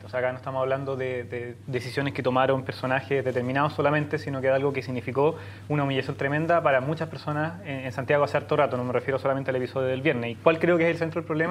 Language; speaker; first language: Spanish; native; Spanish